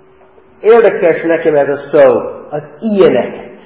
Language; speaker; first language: Hungarian; non-native, fluent; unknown